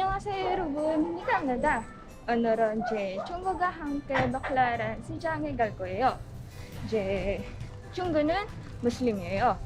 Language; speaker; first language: Korean; non-native, learner; Filipino